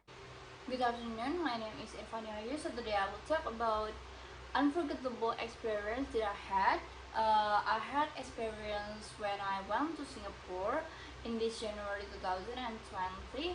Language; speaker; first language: English; non-native, learner; Indonesian